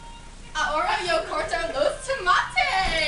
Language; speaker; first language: Spanish; non-native, learner; English